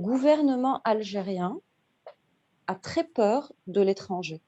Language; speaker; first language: French; non-native, local second language; Arabic